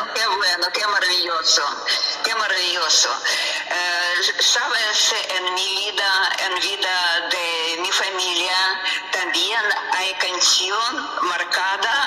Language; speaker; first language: Spanish; non-native, learner; Russian